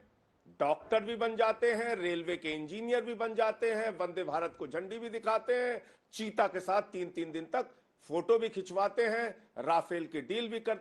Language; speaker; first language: Hindi; native; Hindi